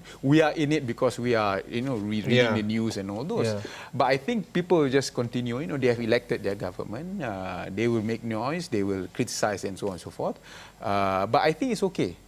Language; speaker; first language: English; non-native, local second language; Malay